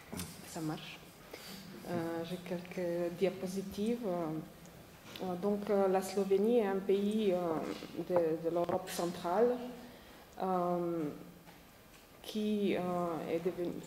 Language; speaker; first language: French; non-native, fluent; Slovenian